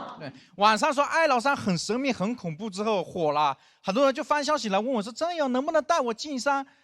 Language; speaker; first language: Chinese; non-native, local second language; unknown